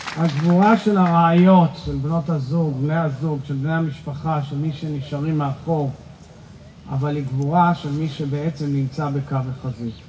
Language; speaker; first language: Hebrew; native; Hebrew